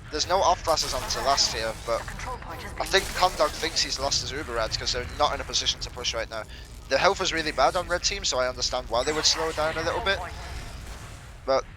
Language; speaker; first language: English; native; English